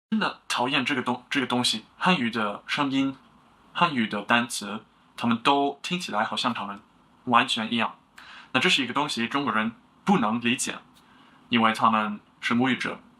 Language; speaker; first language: Chinese; non-native, learner; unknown